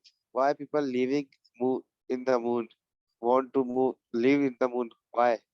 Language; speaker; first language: English; non-native, learner; Urdu